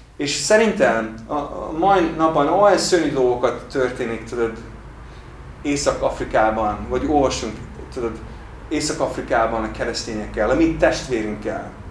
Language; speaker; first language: Hungarian; non-native, fluent; English